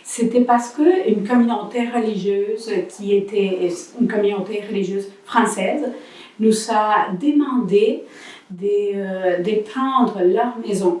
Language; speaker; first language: French; non-native, learner; Spanish